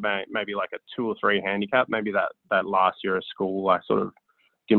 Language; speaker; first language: English; native; English